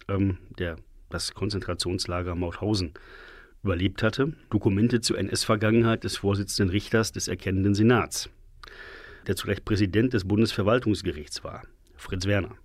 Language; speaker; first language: German; native; German